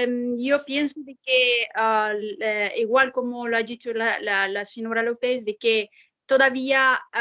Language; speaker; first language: Spanish; non-native, fluent; Arabic